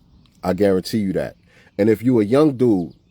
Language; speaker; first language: English; native; English